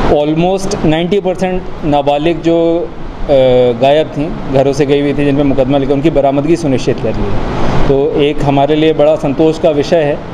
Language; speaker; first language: Hindi; native; Hindi